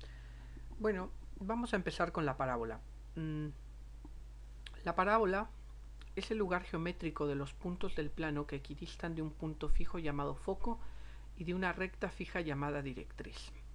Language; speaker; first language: Spanish; native; Spanish